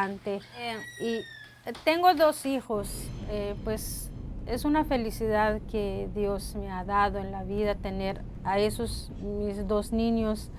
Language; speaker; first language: Spanish; non-native, local second language; Kʼicheʼ